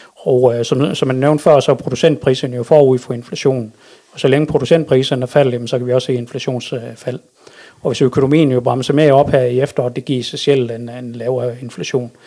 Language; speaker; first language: Danish; native; Danish